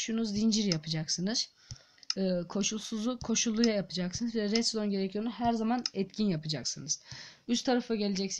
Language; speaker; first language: Turkish; native; Turkish